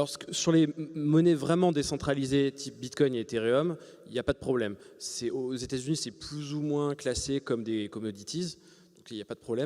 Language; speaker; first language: French; native; French